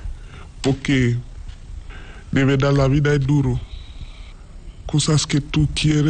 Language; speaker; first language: Spanish; non-native, learner; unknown